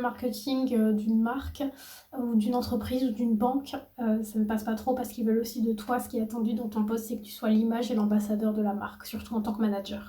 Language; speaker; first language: French; native; French